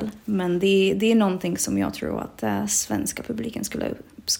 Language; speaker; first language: Swedish; non-native, fluent; Czech